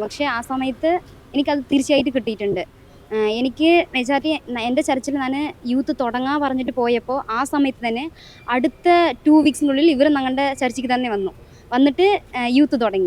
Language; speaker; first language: Malayalam; non-native, local second language; Tamil